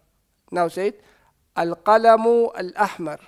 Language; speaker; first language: Arabic; non-native, fluent; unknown